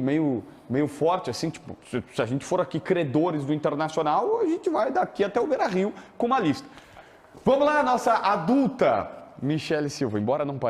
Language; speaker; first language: Portuguese; native; Portuguese